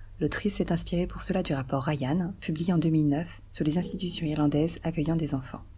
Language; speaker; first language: French; native; French